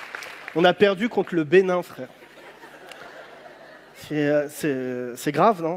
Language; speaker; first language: French; native; French